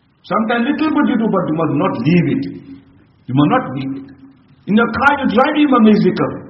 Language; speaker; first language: English; native; English